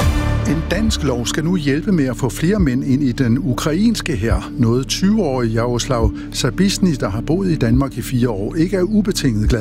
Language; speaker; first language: Danish; native; Danish